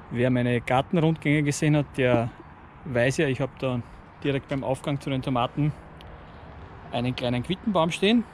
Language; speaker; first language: German; native; German